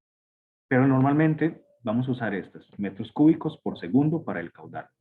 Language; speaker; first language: Spanish; native; Spanish